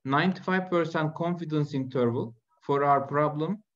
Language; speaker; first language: English; non-native, fluent; Turkish